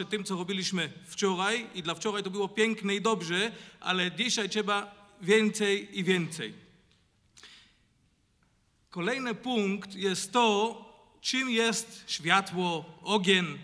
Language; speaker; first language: Polish; non-native, learner; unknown